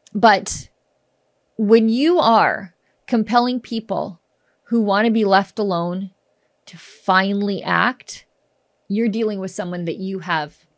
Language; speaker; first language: English; native; English